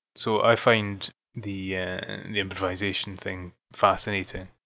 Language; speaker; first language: English; native; English